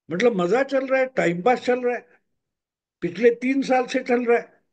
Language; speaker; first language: Hindi; non-native, local second language; Marathi